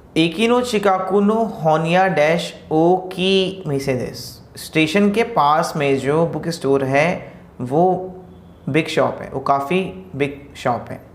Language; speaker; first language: Hindi; native; Hindi